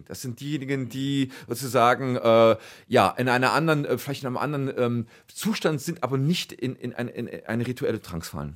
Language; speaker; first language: German; native; German